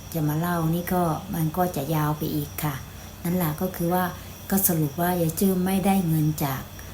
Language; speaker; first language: Thai; native; Thai